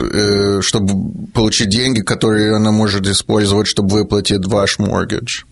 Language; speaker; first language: Russian; early bilingual, heritage; Russian